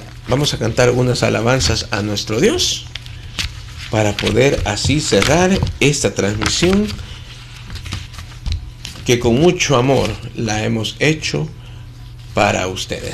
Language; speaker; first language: Spanish; native; Spanish